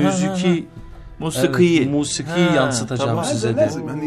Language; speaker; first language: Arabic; non-native, fluent; Turkish